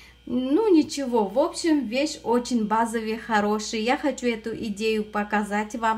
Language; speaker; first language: Russian; non-native, fluent; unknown